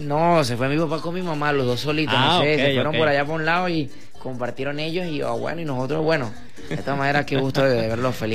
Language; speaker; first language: Spanish; native; Spanish